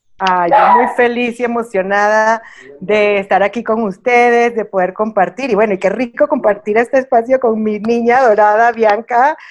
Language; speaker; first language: Spanish; early bilingual, heritage; Spanish